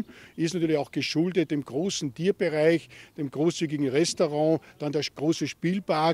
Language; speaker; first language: German; native; German